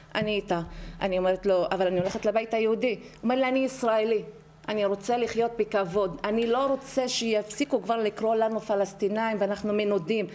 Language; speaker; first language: Hebrew; non-native, local second language; Arabic